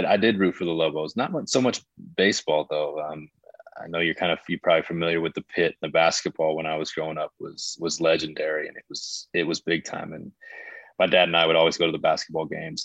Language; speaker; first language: English; native; English